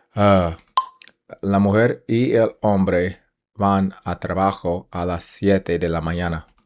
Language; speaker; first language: Spanish; non-native, learner; English